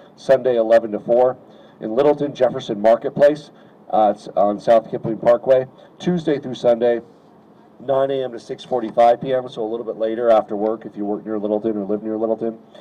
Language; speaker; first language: English; native; English